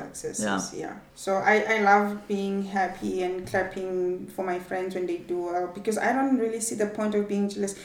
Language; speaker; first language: English; non-native, local second language; Swati